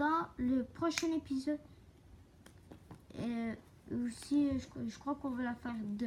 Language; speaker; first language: French; native; French